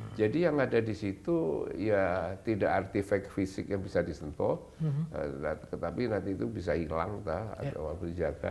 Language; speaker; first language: Indonesian; native; Indonesian